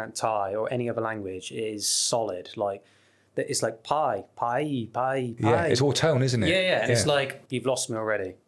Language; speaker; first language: English; native; English